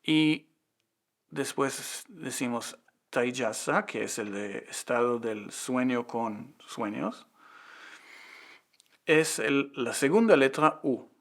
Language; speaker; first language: Spanish; non-native, fluent; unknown